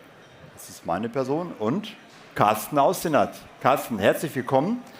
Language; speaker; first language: German; native; German